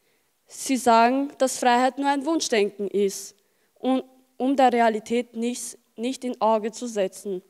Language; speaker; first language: German; early bilingual, other home language; Albanian